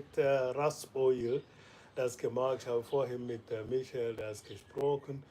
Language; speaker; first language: German; non-native, fluent; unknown